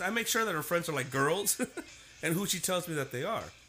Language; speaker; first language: English; native; English